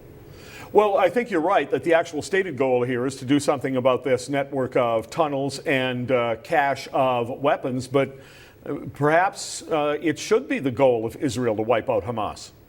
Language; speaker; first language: English; native; English